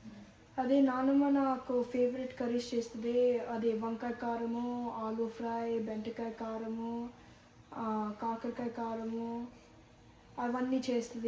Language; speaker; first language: Telugu; early bilingual, heritage; Telugu